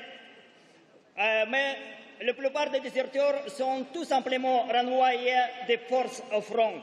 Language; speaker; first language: French; non-native, fluent; Russian